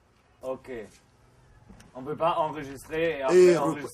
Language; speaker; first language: French; non-native, learner; German